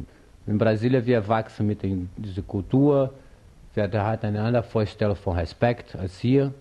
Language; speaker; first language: German; non-native, fluent; Portuguese